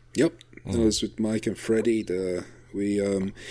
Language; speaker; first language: English; non-native, fluent; Dutch